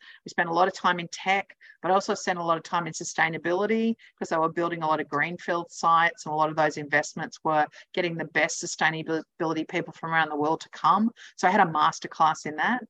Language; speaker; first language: English; native; English